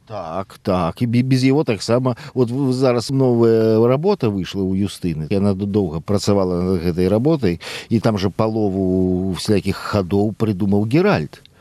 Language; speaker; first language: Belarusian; native; Belarusian